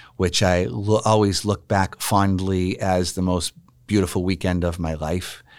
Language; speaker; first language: English; native; English